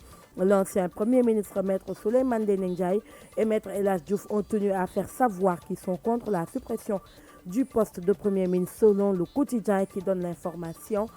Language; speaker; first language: French; non-native, local second language; Wolof